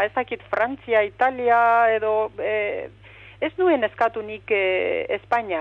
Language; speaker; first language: Basque; non-native, fluent; Romanian